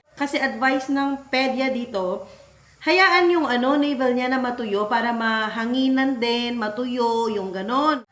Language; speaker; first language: Filipino; non-native, local second language; Pampanga